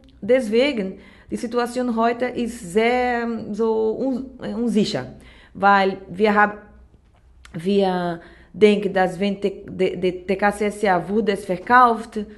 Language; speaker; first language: German; non-native, learner; Portuguese